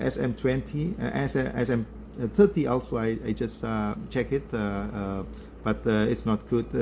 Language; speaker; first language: English; non-native, learner; Indonesian